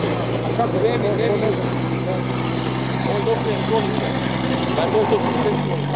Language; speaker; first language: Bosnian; non-native, learner; Bulgarian